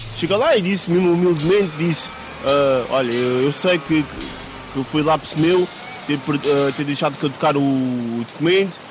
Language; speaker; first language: Portuguese; native; Portuguese